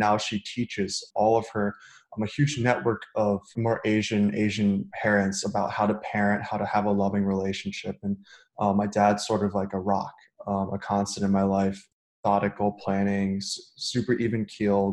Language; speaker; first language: English; native; English